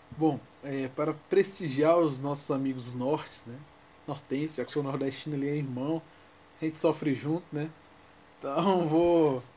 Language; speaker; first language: Portuguese; native; Portuguese